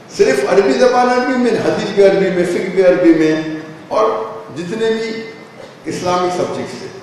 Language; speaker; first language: Urdu; non-native, local second language; Konkani